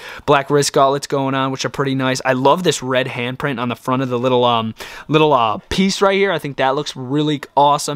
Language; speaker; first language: English; native; English